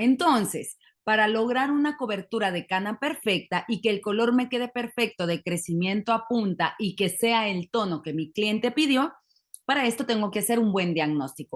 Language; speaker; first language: Spanish; native; Spanish